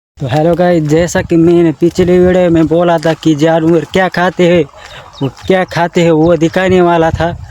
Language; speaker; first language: Hindi; non-native, local second language; Marathi